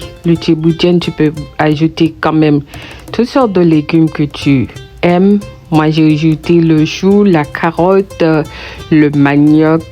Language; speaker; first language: French; non-native, local second language; Haitian Creole